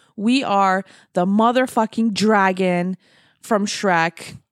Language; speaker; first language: English; early bilingual, other home language; Persian